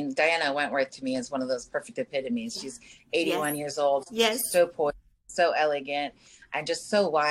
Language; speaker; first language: English; native; English